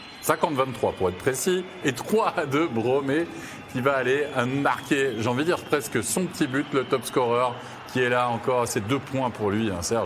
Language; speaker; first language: French; native; French